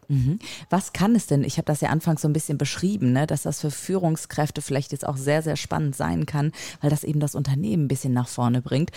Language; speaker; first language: German; native; German